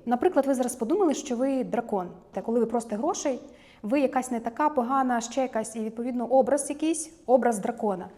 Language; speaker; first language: Ukrainian; native; Ukrainian